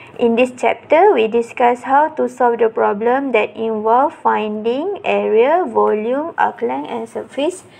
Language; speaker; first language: English; non-native, local second language; Malay